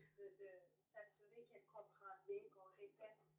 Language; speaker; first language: French; non-native, local second language; English